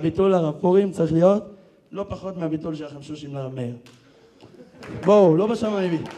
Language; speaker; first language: Hebrew; native; Hebrew